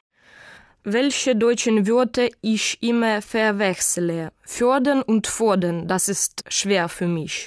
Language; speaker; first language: German; non-native, learner; Ukrainian